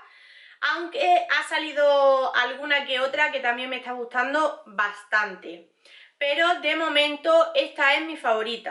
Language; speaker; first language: Spanish; native; Spanish